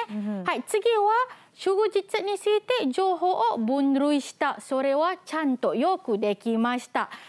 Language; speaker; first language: Japanese; non-native, fluent; Malay